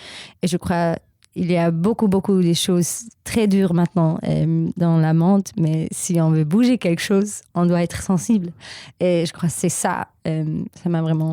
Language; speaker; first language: French; non-native, learner; German